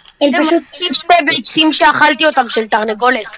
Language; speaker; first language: Hebrew; native; Hebrew